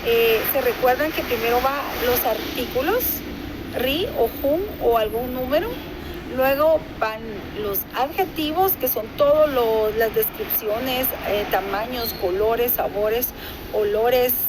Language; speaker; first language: Spanish; native; Spanish